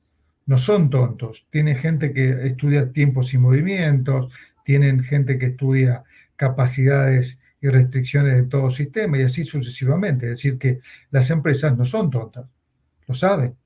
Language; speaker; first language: Spanish; native; Spanish